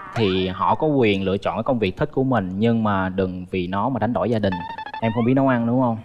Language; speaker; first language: Vietnamese; native; Vietnamese